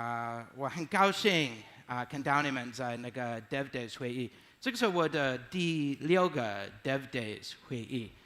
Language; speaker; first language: Chinese; non-native, learner; English